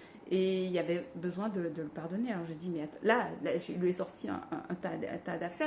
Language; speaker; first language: French; native; French